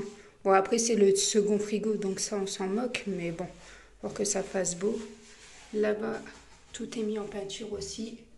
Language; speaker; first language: French; native; French